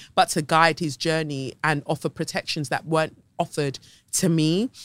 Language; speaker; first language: English; native; English